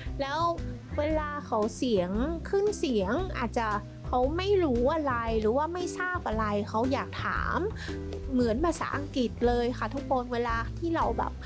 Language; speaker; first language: Thai; non-native, fluent; Vietnamese